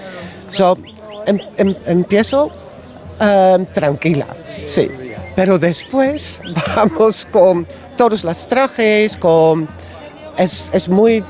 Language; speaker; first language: Spanish; non-native, learner; Dutch